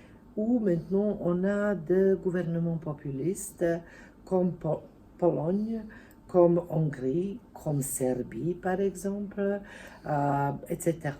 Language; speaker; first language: French; non-native, fluent; Serbian